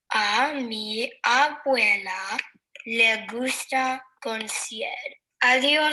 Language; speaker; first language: Spanish; non-native, learner; English